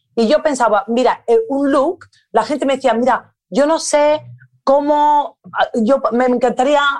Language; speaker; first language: Spanish; early bilingual, other home language; English